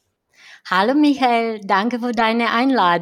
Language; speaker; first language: German; non-native, fluent; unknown